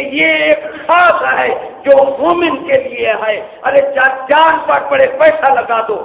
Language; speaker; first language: Urdu; non-native, local second language; Punjabi